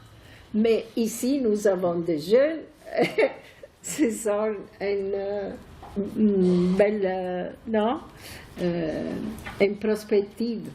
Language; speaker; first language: French; non-native, fluent; Italian